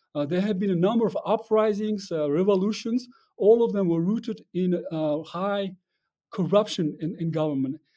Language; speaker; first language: English; non-native, fluent; Russian